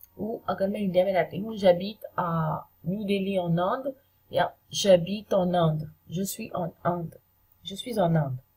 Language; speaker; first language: Hindi; native; Hindi